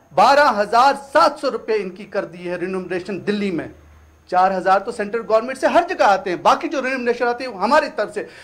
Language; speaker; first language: Hindi; non-native, local second language; Kashmiri